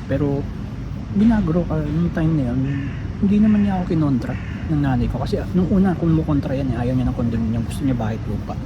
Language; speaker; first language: Filipino; native; Filipino